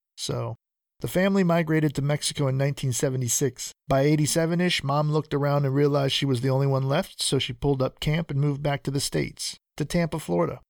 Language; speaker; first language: English; early bilingual, other home language; Spanish